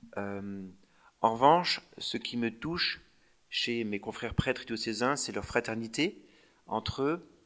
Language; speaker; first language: French; native; French